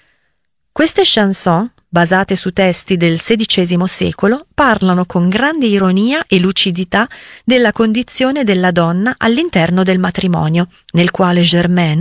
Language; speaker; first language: Italian; native; Italian